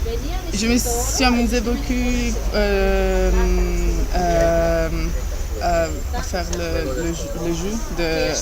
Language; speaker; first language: French; non-native, learner; Italian